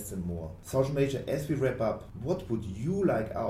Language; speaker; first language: English; non-native, fluent; German